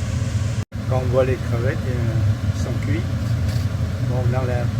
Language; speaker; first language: French; non-native, fluent; Vietnamese